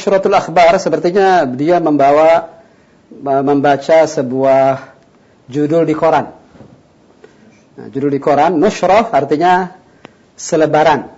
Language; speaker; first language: Indonesian; native; Indonesian